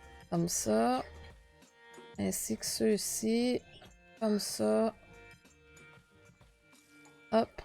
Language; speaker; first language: French; native; French